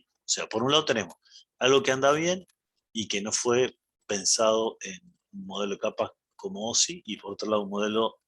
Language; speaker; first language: Spanish; native; Spanish